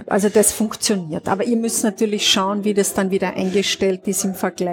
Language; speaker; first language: German; native; German